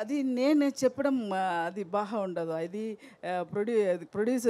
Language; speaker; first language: Telugu; non-native, fluent; Tamil